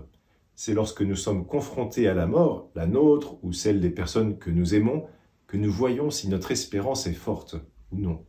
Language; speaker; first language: French; native; French